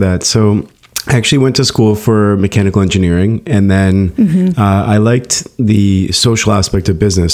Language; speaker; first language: English; native; English